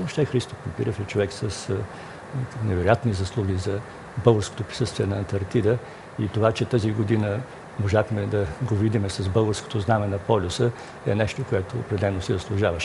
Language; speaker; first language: Bulgarian; native; Bulgarian